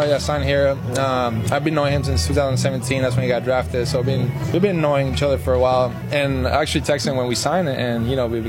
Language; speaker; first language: English; non-native, fluent; Spanish